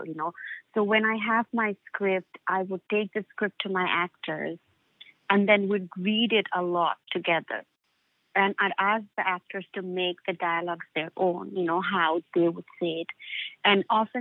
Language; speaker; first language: English; non-native, local second language; Bangla